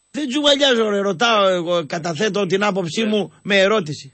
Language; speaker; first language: Greek; native; Greek